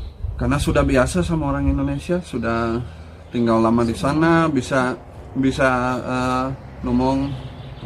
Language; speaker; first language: Indonesian; non-native, learner; Dutch